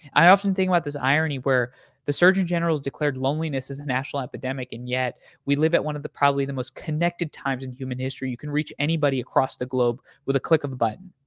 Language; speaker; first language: English; native; English